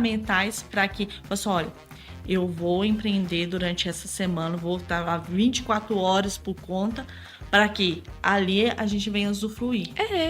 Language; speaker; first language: Portuguese; native; Portuguese